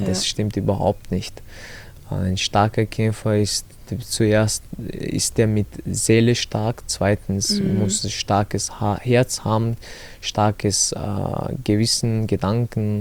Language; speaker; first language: German; non-native, learner; Chechen